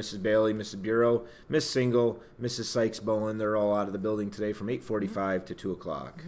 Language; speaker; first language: English; native; English